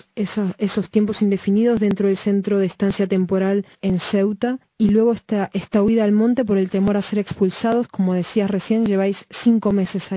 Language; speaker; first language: Spanish; native; Spanish